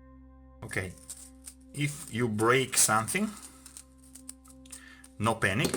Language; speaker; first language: English; non-native, fluent; Italian